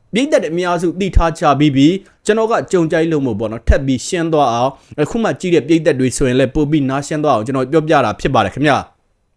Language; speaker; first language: Burmese; native; Burmese